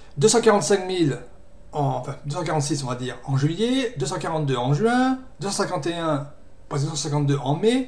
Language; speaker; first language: French; native; French